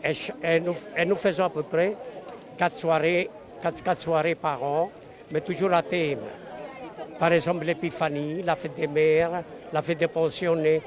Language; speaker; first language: French; non-native, fluent; Italian